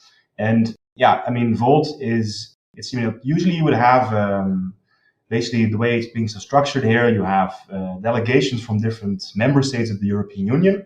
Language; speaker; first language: English; non-native, fluent; Dutch